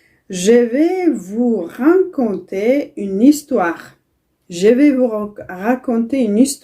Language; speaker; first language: French; non-native, fluent; Tigrinya